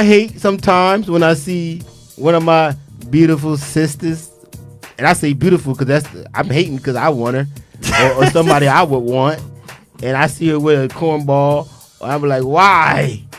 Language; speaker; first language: English; native; English